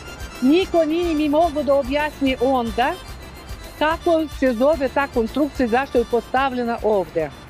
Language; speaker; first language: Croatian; non-native, fluent; Russian